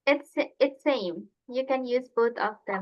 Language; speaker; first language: English; non-native, fluent; Indonesian